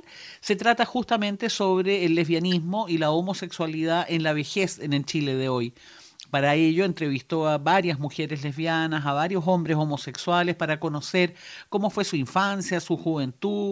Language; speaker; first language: Spanish; native; Spanish